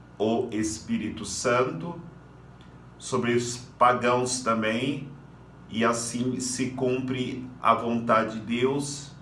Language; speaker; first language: Portuguese; native; Portuguese